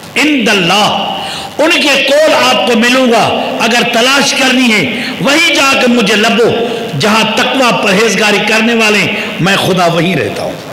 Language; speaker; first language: Urdu; non-native, local second language; Sindhi